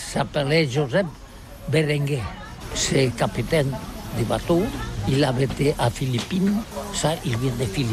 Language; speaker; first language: French; non-native, learner; Catalan